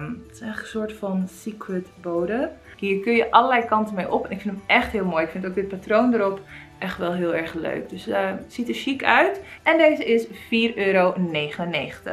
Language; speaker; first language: Dutch; native; Dutch